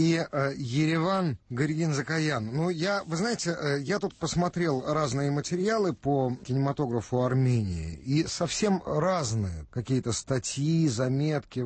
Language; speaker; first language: Russian; native; Russian